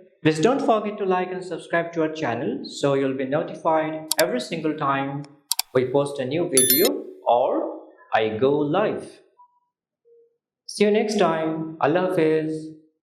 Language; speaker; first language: English; non-native, local second language; Bangla